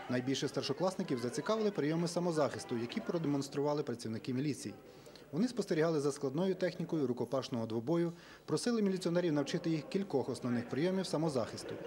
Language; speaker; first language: Ukrainian; native; Ukrainian